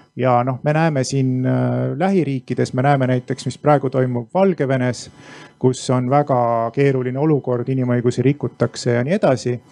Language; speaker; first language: Estonian; native; Estonian